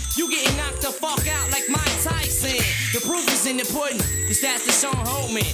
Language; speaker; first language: Danish; native; Danish